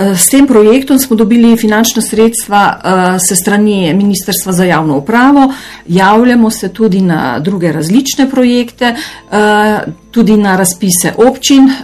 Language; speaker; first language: Slovenian; native; Slovenian